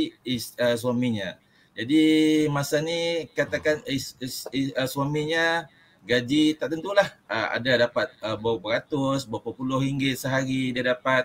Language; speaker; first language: Malay; native; Malay